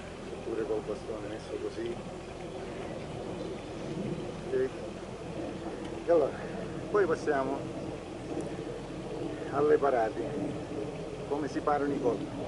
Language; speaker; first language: Italian; native; Italian